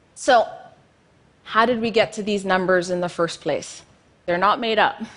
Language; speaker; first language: English; non-native, fluent; Amharic